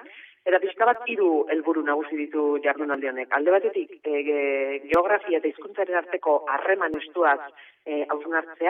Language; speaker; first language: Basque; native; Basque